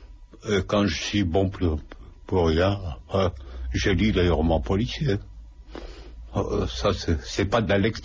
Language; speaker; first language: French; non-native, fluent; Lithuanian